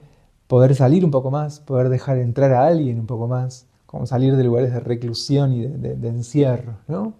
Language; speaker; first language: Spanish; native; Spanish